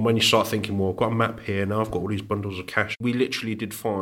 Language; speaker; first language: English; native; English